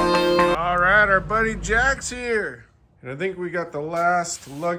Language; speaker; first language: English; native; English